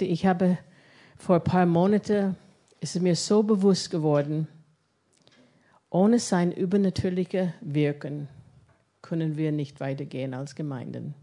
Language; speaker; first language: German; non-native, fluent; English